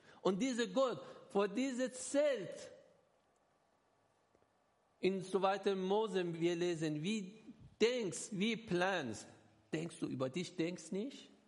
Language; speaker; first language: German; non-native, learner; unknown